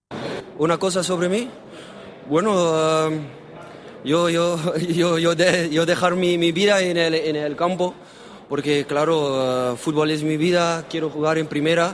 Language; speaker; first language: Spanish; non-native, learner; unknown